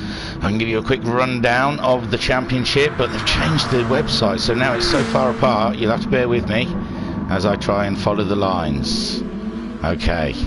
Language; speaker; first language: English; native; English